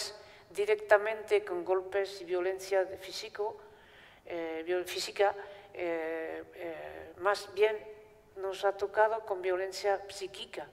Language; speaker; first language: Spanish; non-native, fluent; Basque